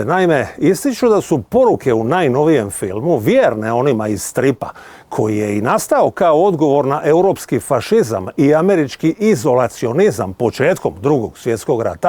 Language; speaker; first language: Bosnian; native; Bosnian